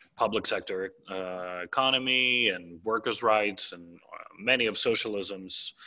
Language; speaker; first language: English; non-native, fluent; Greek